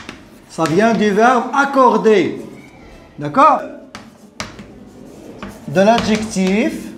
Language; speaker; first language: French; non-native, local second language; Arabic